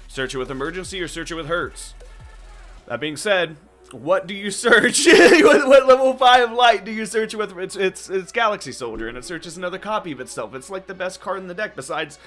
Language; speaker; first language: English; native; English